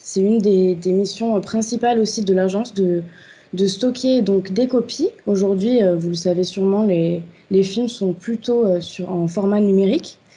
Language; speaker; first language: French; native; French